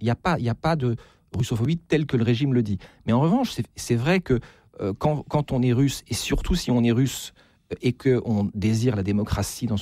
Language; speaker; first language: French; native; French